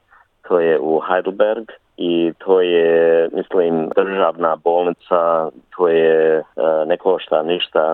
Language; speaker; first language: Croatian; early bilingual, heritage; Bosnian